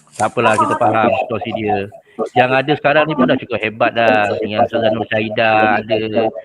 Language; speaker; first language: Malay; native; Malay